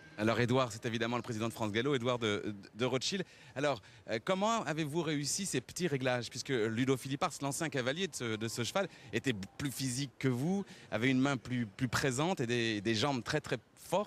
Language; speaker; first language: French; native; French